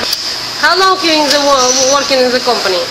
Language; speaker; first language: English; non-native, learner; Indonesian